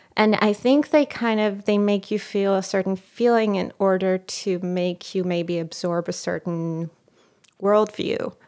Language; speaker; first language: English; non-native, fluent; Hebrew